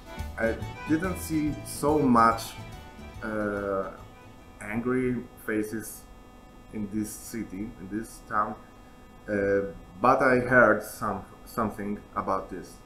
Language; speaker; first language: English; non-native, learner; Italian